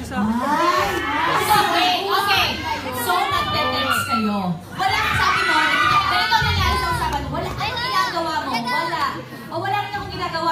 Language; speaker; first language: Filipino; native; Filipino